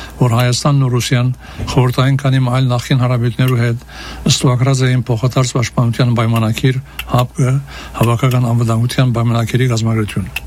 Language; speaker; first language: Armenian; early bilingual, heritage; Armenian